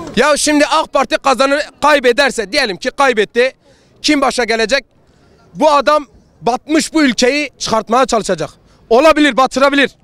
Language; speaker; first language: Turkish; non-native, local second language; Kurdish